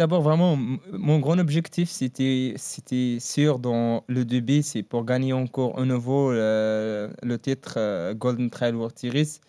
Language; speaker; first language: French; non-native, learner; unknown